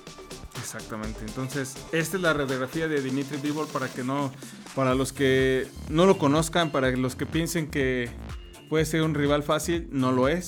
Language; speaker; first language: Spanish; native; Spanish